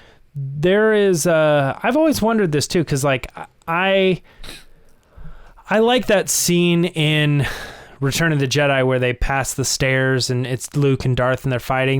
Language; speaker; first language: English; native; English